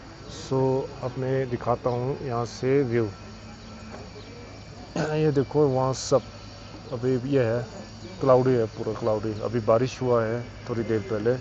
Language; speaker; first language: Hindi; non-native, local second language; Tibetan